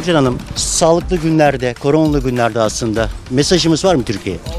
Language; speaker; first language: Turkish; native; Turkish